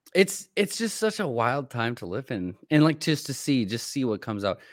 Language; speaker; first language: English; native; English